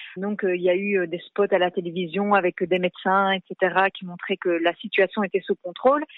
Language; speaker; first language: French; native; French